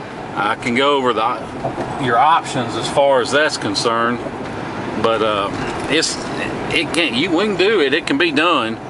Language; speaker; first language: English; native; English